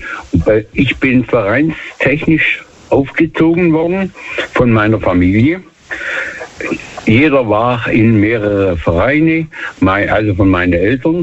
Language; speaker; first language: German; native; German